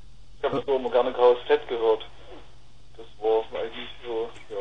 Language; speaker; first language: German; native; German